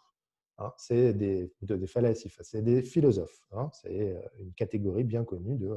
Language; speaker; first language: French; native; French